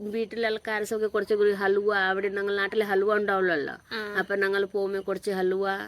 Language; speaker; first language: Malayalam; non-native, local second language; Hindi